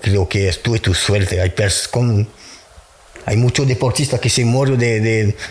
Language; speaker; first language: Spanish; non-native, fluent; French